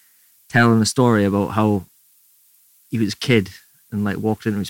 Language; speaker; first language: English; native; English